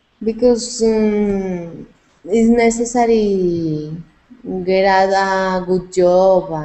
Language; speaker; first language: English; non-native, learner; Spanish